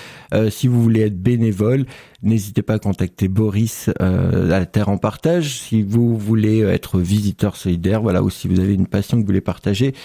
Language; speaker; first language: French; native; French